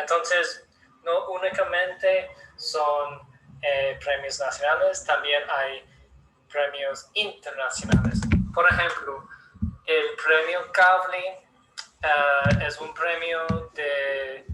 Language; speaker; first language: Spanish; non-native, learner; English